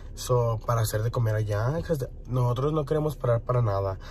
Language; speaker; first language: Spanish; early bilingual, heritage; Spanish